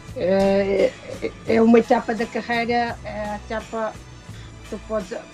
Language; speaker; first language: Portuguese; native; Portuguese